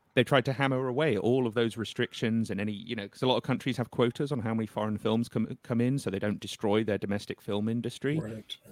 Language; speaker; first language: English; native; English